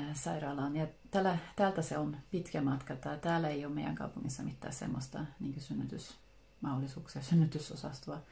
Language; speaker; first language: Finnish; early bilingual, heritage; Finnish